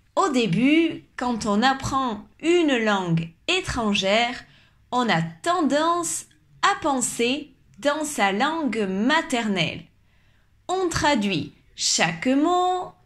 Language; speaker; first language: French; native; French